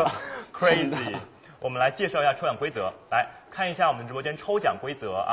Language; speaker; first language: Chinese; native; Chinese